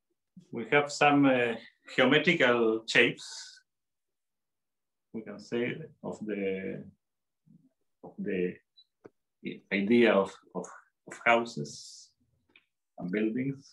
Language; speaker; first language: English; non-native, fluent; Spanish